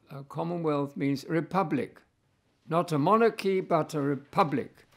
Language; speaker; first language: English; native; English